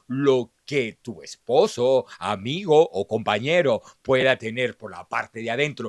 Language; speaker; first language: Spanish; native; Spanish